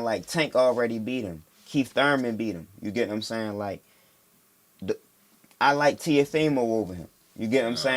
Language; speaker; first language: English; native; English